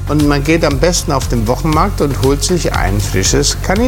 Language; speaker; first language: German; native; German